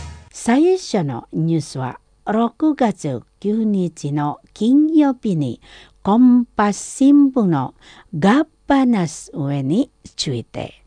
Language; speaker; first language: Japanese; non-native, fluent; Indonesian